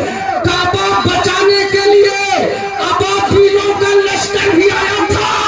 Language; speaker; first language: Urdu; native; Urdu